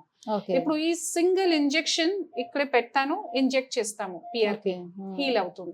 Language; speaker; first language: Telugu; non-native, fluent; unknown